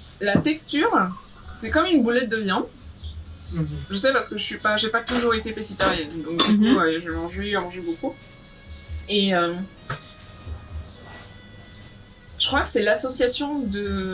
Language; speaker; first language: French; native; French